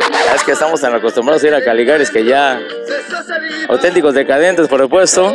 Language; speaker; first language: Spanish; native; Spanish